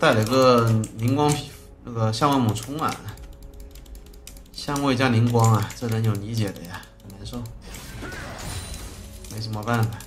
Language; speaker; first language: Chinese; native; Chinese